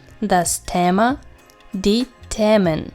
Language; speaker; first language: German; non-native, fluent; Ukrainian